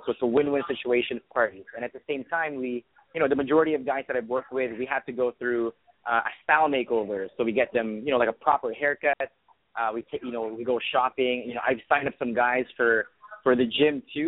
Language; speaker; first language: English; non-native, fluent; Arabic